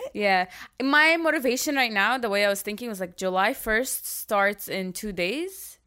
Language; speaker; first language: English; early bilingual, other home language; Arabic